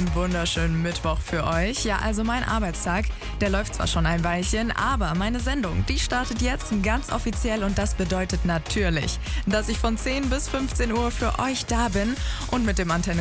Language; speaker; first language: German; native; German